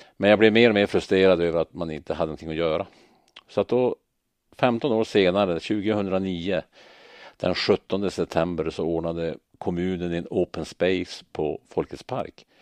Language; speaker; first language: Swedish; native; Swedish